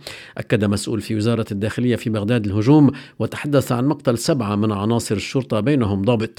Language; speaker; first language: Arabic; native; Arabic